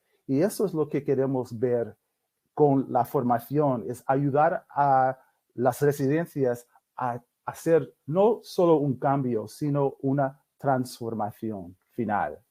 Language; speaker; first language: Spanish; non-native, fluent; English